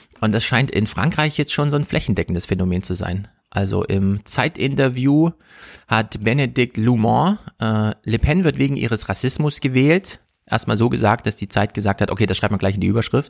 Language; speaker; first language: German; native; German